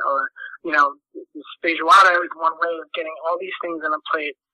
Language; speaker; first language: English; native; English